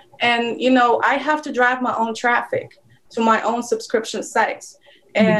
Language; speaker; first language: English; non-native, fluent; Polish